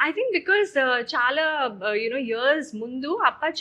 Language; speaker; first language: Telugu; non-native, local second language; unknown